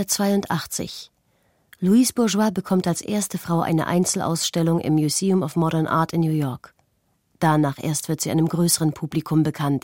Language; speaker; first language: German; native; German